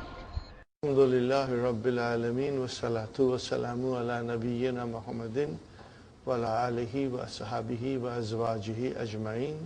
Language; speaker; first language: Arabic; non-native, fluent; English